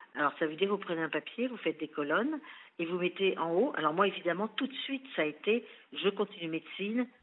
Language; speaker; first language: French; native; French